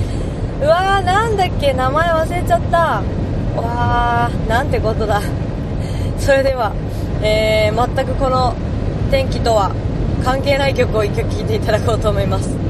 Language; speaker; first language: Japanese; native; Japanese